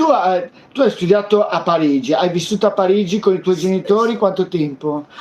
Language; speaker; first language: Italian; native; Italian